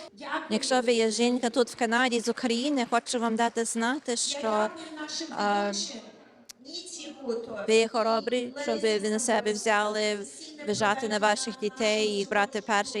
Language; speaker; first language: Ukrainian; early bilingual, heritage; Ukrainian